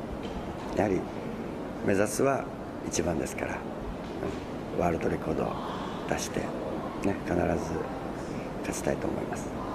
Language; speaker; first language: Japanese; native; Japanese